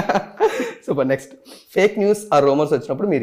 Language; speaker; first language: Telugu; native; Telugu